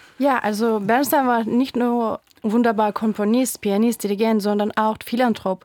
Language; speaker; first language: German; non-native, fluent; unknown